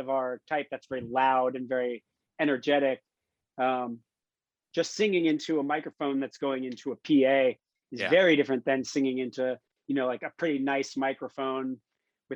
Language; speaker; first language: English; native; English